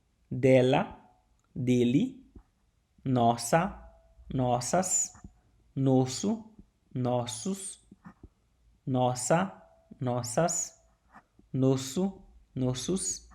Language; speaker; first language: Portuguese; non-native, learner; Haitian Creole